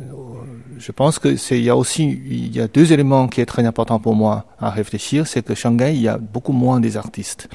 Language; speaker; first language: French; non-native, fluent; Chinese